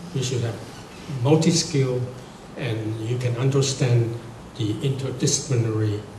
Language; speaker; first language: English; non-native, fluent; Chinese